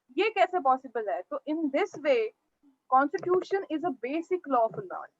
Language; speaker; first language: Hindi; non-native, local second language; Marathi